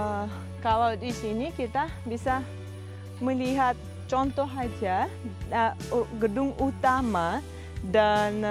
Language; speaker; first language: Indonesian; non-native, fluent; Russian